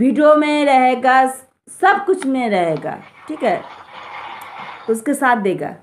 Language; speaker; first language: Hindi; non-native, local second language; Bangla